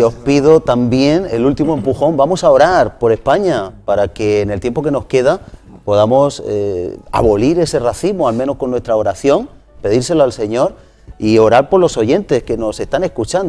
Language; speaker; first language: Spanish; native; Spanish